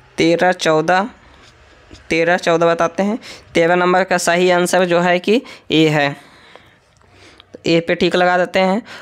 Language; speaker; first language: Hindi; native; Hindi